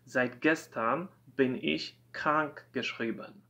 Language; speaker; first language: German; non-native, fluent; Polish